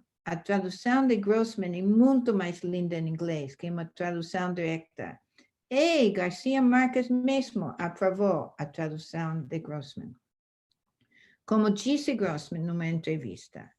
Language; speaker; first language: Portuguese; non-native, fluent; English